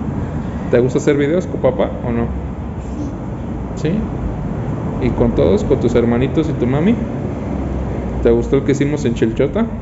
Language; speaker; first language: Spanish; native; Spanish